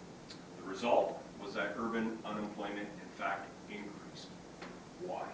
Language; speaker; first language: English; native; English